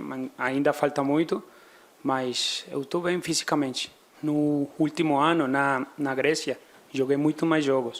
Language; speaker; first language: Portuguese; non-native, fluent; Spanish